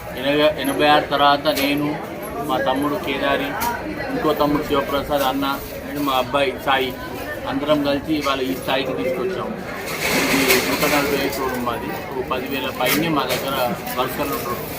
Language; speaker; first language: Telugu; native; Telugu